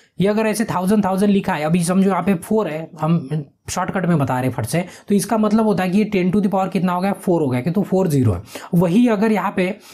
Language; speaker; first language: Hindi; non-native, local second language; Marathi